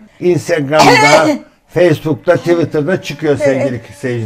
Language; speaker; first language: Turkish; native; Turkish